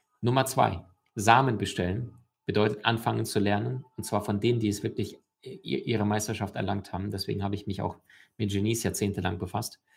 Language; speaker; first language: German; early bilingual, other home language; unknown